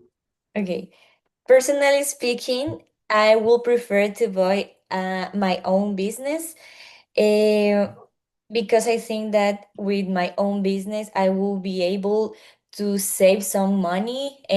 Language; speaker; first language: English; non-native, learner; Spanish